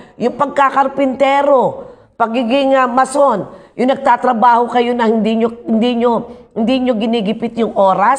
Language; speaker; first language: Filipino; native; Filipino